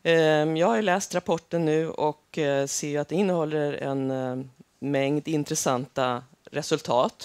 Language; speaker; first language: Swedish; native; Swedish